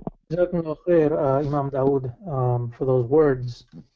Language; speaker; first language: English; native; English